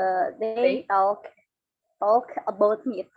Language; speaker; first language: English; non-native, learner; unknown